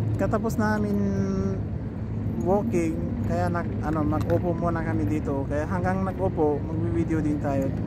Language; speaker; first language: Filipino; non-native, learner; Persian